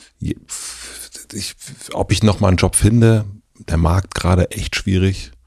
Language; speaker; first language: German; native; German